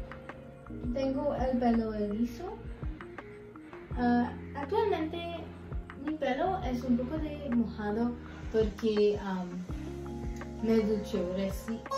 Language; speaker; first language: Spanish; non-native, learner; English